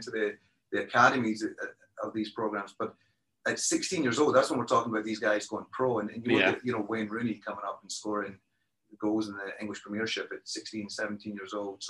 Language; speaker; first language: English; native; English